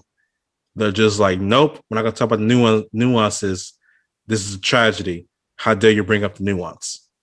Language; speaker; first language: English; native; English